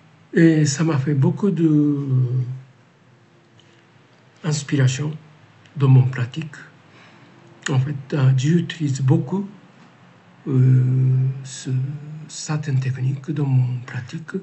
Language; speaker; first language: French; non-native, learner; Japanese